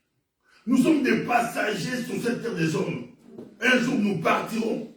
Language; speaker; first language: French; non-native, local second language; Lingala